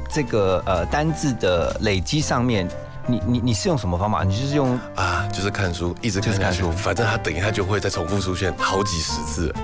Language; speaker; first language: Chinese; native; Chinese